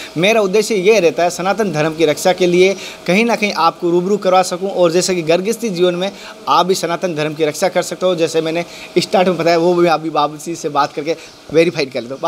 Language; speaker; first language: Hindi; native; Hindi